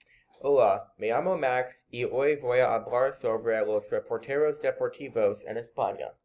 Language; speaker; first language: Spanish; non-native, learner; English